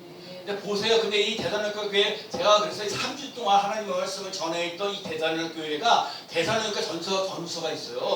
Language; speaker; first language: Korean; native; Korean